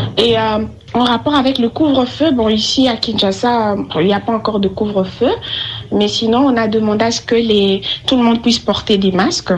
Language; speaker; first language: French; non-native, local second language; Lingala